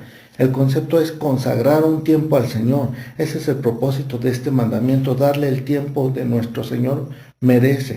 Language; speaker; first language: Spanish; native; Spanish